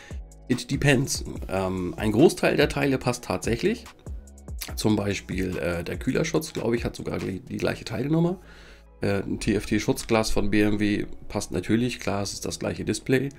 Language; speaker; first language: German; native; German